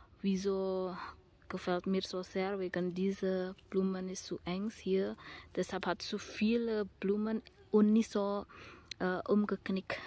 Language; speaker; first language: German; non-native, learner; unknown